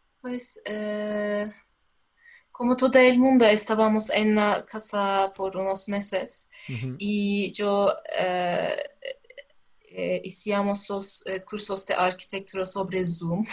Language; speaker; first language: Spanish; non-native, learner; Turkish